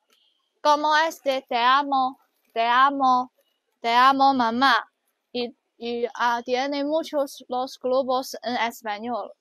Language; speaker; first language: Spanish; non-native, learner; Chinese